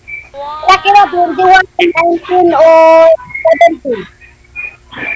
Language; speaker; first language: Filipino; non-native, local second language; Cebuano